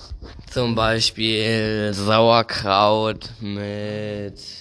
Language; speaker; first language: German; non-native, learner; English